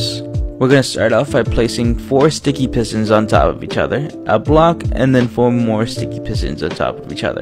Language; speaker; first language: English; native; English